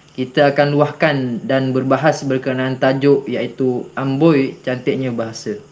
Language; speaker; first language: Malay; native; Malay